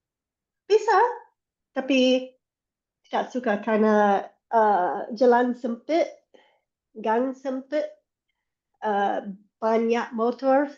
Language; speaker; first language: Indonesian; non-native, learner; English